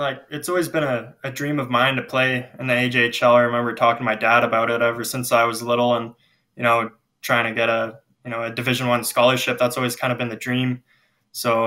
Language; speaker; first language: English; native; English